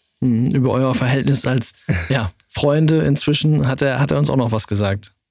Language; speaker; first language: German; native; German